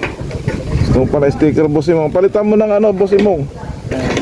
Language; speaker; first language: Filipino; native; Filipino